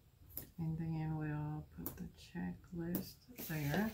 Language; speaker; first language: English; native; English